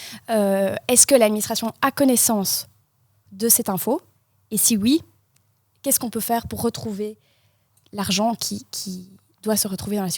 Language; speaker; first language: French; native; French